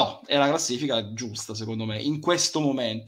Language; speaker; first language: Italian; native; Italian